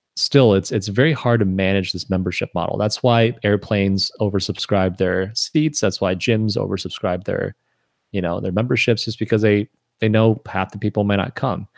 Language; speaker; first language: English; early bilingual, other home language; Chinese